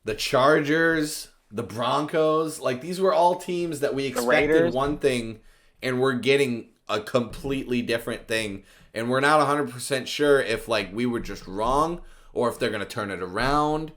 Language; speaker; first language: English; native; English